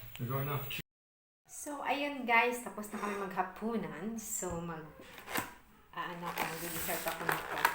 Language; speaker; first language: Filipino; native; Filipino